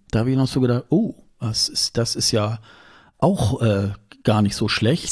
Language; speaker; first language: German; native; German